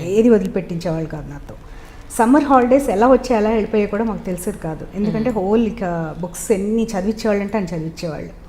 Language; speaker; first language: Telugu; native; Telugu